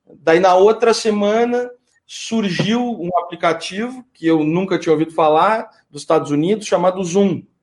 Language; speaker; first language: Portuguese; native; Portuguese